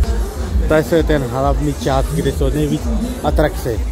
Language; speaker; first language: Czech; non-native, learner; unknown